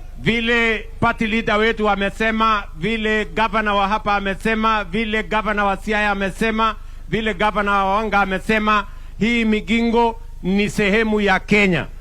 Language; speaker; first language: Swahili; non-native, local second language; Kalenjin